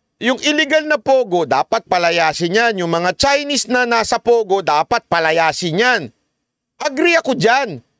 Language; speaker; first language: Filipino; native; Filipino